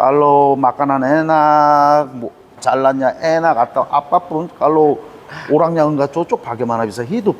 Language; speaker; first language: Indonesian; non-native, learner; Korean